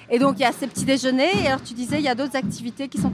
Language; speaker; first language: French; native; French